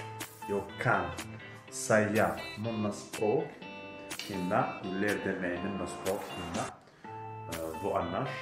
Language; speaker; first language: Swedish; non-native, learner; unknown